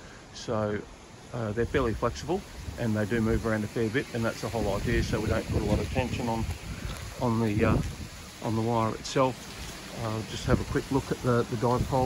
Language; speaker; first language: English; native; English